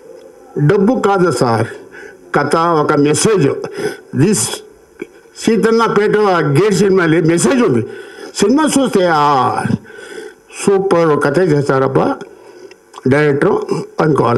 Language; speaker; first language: Telugu; non-native, learner; Kannada